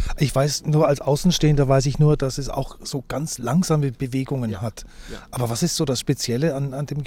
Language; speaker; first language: German; native; German